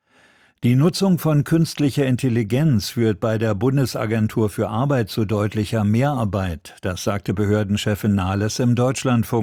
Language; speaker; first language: German; native; German